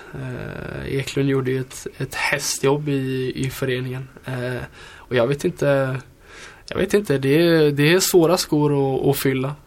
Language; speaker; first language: Swedish; native; Swedish